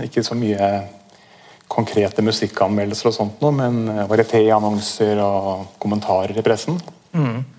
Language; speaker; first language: Norwegian; native; Norwegian